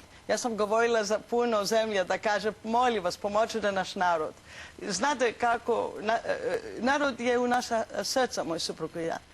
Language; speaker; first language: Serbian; non-native, learner; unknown